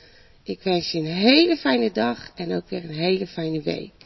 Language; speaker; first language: Dutch; native; Dutch